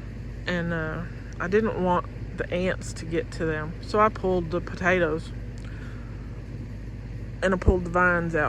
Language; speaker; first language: English; native; English